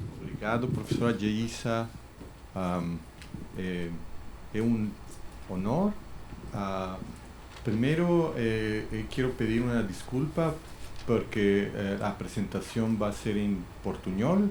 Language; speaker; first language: Portuguese; non-native, learner; Spanish